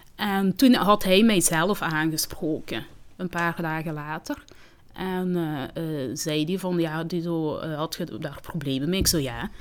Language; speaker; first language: Dutch; early bilingual, other home language; Kinyarwanda